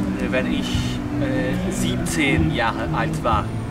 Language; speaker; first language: German; non-native, fluent; Portuguese